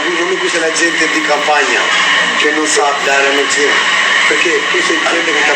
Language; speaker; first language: Italian; non-native, learner; Albanian